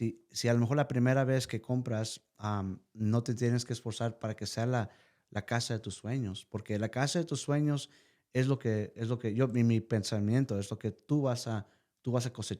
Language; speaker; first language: Spanish; early bilingual, heritage; Spanish